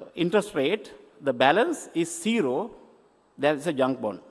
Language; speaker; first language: English; non-native, local second language; Sinhala